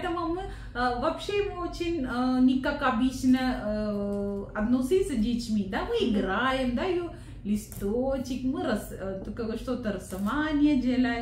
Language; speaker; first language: Russian; non-native, learner; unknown